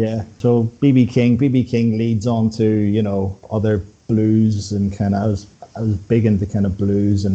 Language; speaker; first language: English; native; English